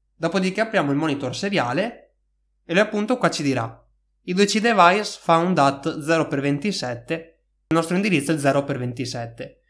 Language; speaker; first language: Italian; native; Italian